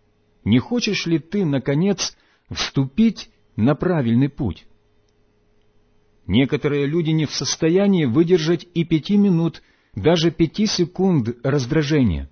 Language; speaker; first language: Russian; native; Russian